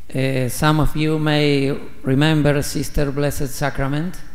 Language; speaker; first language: English; non-native, learner; Spanish